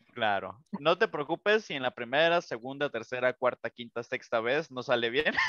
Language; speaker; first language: Spanish; native; Spanish